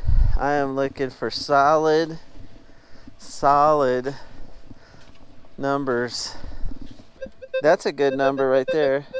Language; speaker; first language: English; native; English